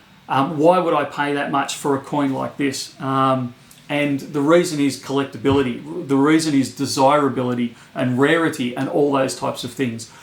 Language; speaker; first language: English; native; English